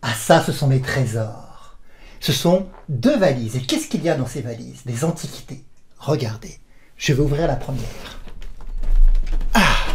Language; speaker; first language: French; native; French